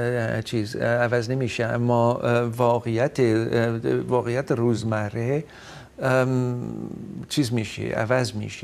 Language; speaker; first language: Persian; non-native, fluent; Dutch